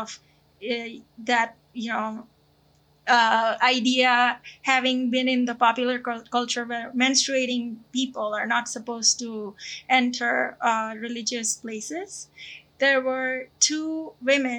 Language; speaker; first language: English; non-native, local second language; Gujarati